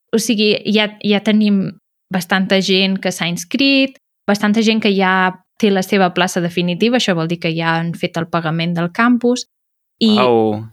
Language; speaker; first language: Catalan; native; Catalan